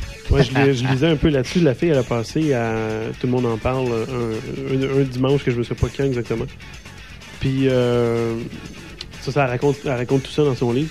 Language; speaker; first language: French; native; French